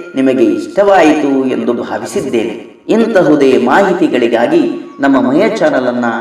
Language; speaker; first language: Kannada; native; Kannada